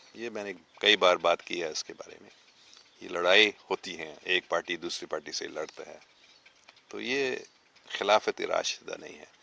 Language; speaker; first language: Urdu; non-native, local second language; English